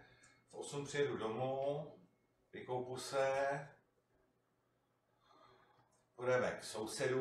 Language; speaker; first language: Czech; native; Czech